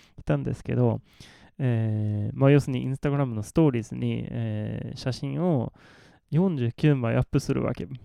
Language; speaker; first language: Japanese; non-native, fluent; Swedish